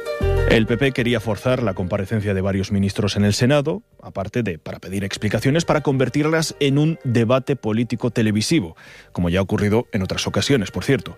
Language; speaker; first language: Spanish; native; Spanish